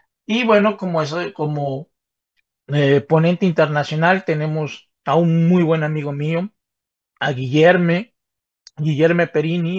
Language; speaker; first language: Spanish; native; Spanish